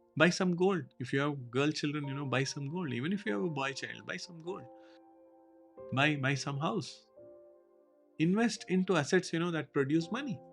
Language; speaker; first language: English; non-native, local second language; Hindi